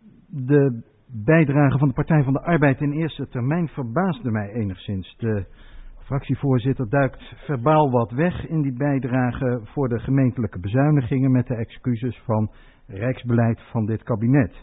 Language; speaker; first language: Dutch; native; Dutch